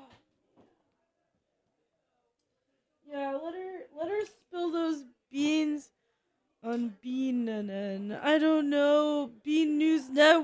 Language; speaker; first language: English; native; English